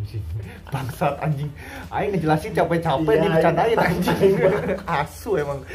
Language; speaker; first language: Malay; non-native, local second language; Sundanese